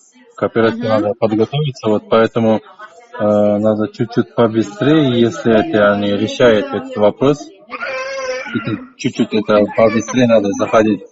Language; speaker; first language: Russian; non-native, local second language; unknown